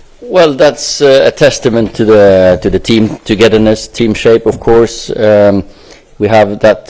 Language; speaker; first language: English; non-native, fluent; Norwegian